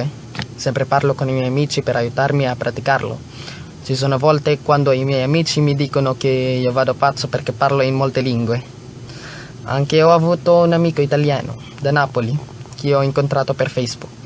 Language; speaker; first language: Italian; non-native, learner; Filipino